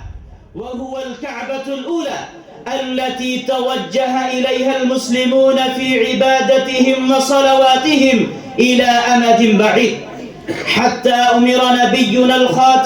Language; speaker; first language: Arabic; non-native, fluent; Urdu